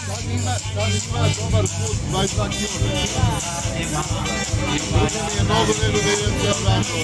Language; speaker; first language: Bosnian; non-native, learner; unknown